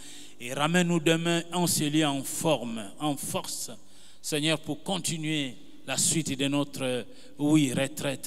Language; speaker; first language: French; non-native, local second language; Lingala